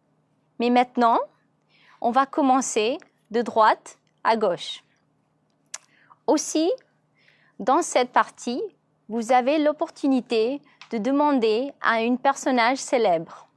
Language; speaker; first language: French; non-native, fluent; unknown